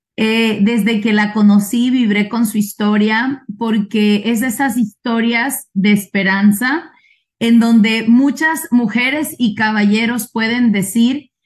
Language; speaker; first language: Spanish; native; Spanish